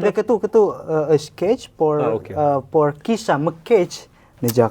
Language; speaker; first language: Albanian; non-native, learner; Indonesian